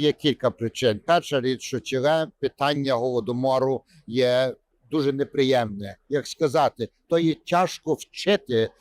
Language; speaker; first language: Ukrainian; early bilingual, heritage; Ukrainian